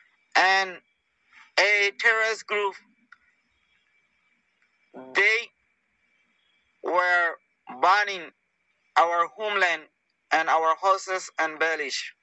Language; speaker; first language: English; non-native, learner; Rohingya